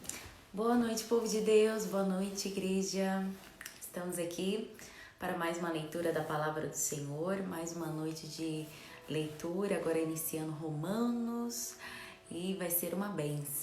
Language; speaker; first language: Portuguese; native; Portuguese